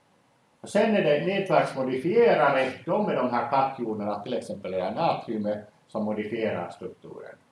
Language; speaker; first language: Swedish; native; Swedish